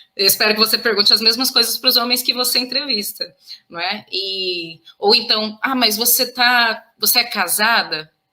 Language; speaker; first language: Portuguese; native; Portuguese